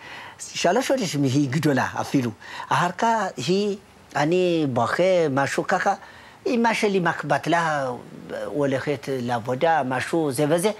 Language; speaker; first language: Hebrew; non-native, learner; Amharic